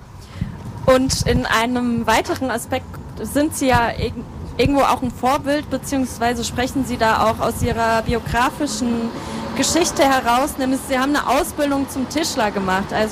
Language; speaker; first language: German; native; German